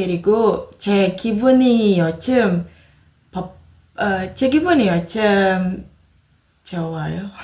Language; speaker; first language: Korean; non-native, learner; Indonesian